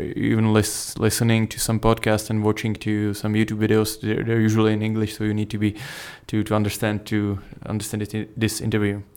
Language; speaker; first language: English; non-native, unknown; Czech